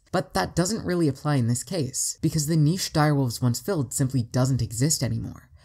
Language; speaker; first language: English; native; English